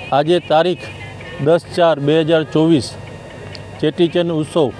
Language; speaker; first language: Gujarati; non-native, local second language; Sindhi